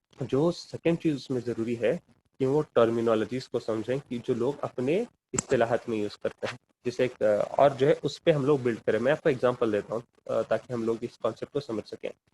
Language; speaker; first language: Urdu; non-native, local second language; Kannada